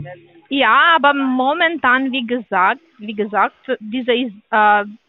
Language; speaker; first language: German; non-native, learner; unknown